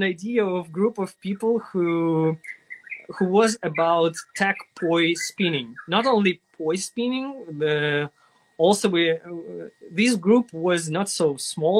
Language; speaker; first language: English; non-native, learner; Russian